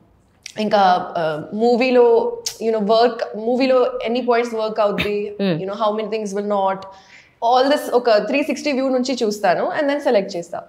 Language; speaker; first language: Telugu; non-native, local second language; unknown